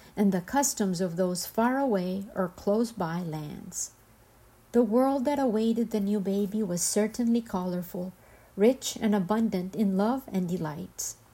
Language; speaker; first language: English; non-native, fluent; Spanish